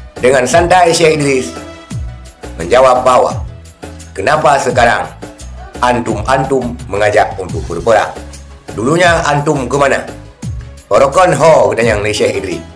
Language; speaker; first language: Malay; non-native, local second language; Achinese